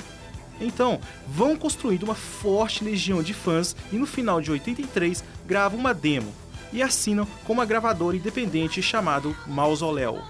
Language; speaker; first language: Portuguese; native; Portuguese